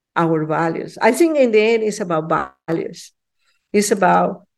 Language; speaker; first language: English; non-native, fluent; Spanish